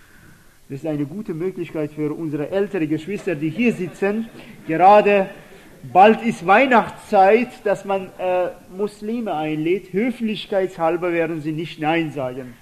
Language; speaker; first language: German; non-native, fluent; Persian